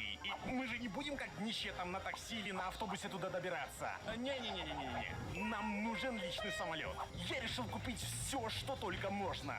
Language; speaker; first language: Russian; native; Russian